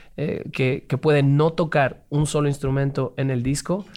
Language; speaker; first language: Spanish; native; Spanish